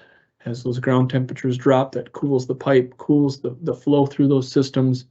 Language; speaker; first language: English; native; English